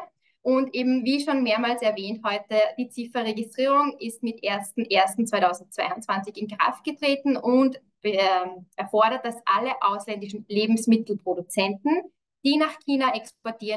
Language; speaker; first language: German; native; German